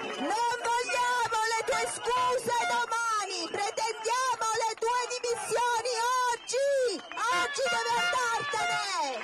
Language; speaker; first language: Italian; native; Italian